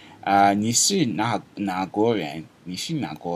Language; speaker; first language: Chinese; non-native, learner; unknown